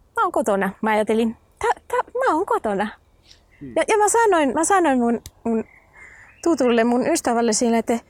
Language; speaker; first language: Finnish; non-native, fluent; Spanish